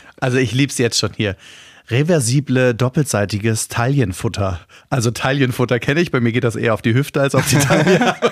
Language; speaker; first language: German; native; German